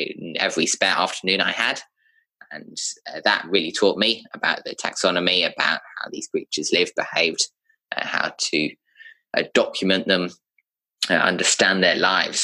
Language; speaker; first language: English; native; English